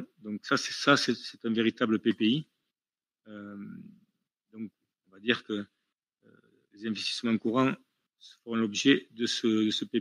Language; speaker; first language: French; native; French